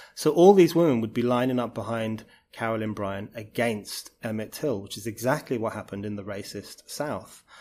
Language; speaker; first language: English; native; English